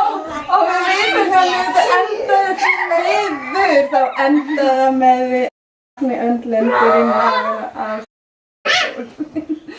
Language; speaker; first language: Icelandic; non-native, fluent; Danish